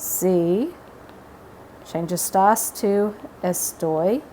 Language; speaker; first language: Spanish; non-native, fluent; English